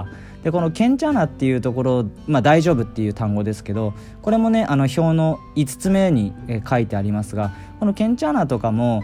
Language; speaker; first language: Japanese; native; Japanese